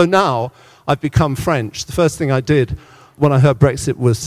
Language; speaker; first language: English; native; English